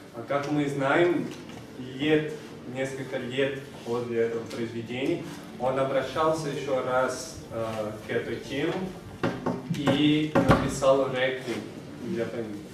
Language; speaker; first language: Russian; non-native, fluent; Portuguese